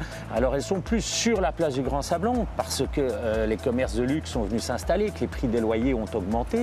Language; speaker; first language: French; native; French